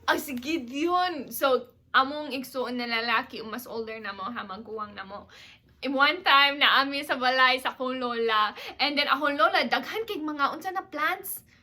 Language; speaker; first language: Cebuano; non-native, local second language; English